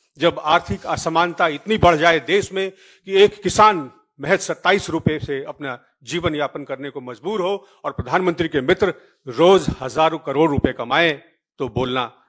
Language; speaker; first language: Hindi; native; Hindi